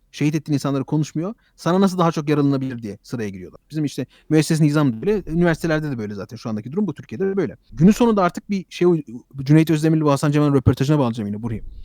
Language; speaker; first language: Turkish; early bilingual, heritage; Turkish